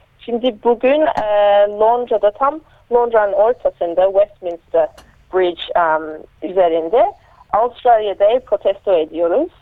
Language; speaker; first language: Turkish; early bilingual, heritage; Turkish